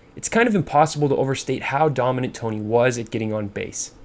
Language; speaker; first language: English; native; English